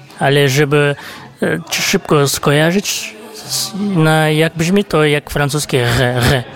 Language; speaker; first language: Polish; non-native, fluent; Kazakh